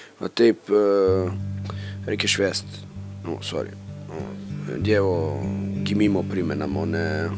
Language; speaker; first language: Lithuanian; non-native, fluent; Italian